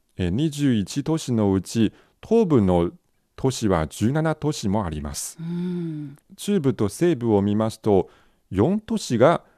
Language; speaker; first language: Japanese; non-native, fluent; Chinese